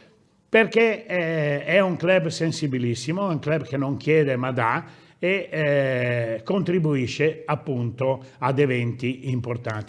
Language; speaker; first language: Italian; native; Italian